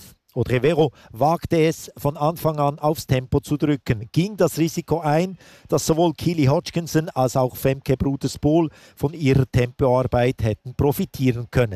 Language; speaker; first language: German; native; German